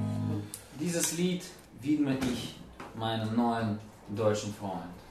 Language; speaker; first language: German; non-native, fluent; Russian